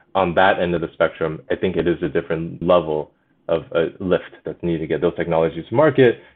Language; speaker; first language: English; early bilingual, other home language; Chinese